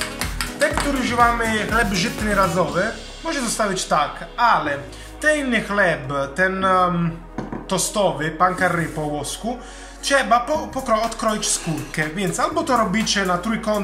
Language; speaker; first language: Polish; non-native, learner; Italian